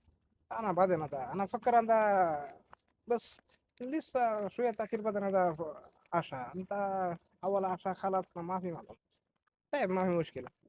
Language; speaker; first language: Arabic; non-native, learner; Bangla